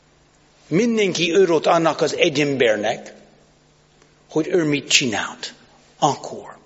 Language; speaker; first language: Hungarian; non-native, fluent; English